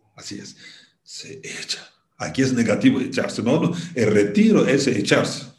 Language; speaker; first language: Spanish; non-native, fluent; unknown